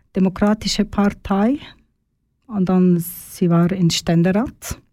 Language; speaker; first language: German; non-native, learner; Turkish